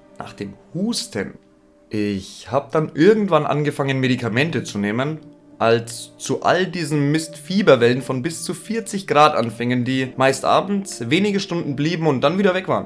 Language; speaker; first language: German; native; German